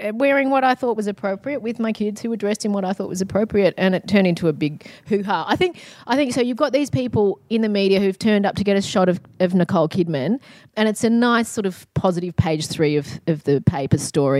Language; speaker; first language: English; native; English